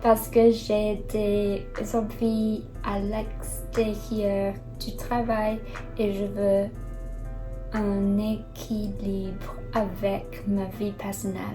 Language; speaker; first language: French; non-native, learner; Chinese